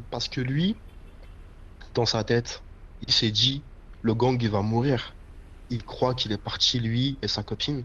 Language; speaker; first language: French; native; French